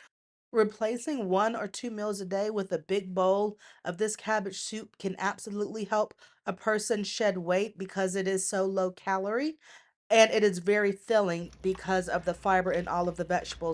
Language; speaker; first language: English; native; English